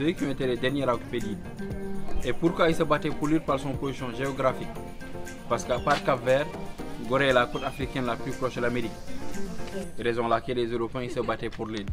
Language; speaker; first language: French; non-native, local second language; Wolof